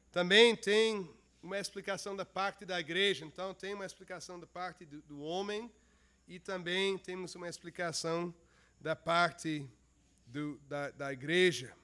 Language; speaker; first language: Portuguese; non-native, fluent; English